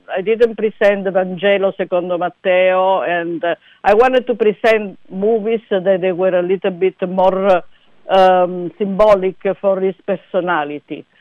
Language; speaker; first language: English; non-native, fluent; Italian